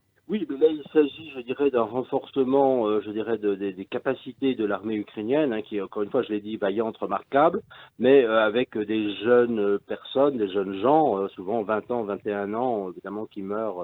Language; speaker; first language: French; native; French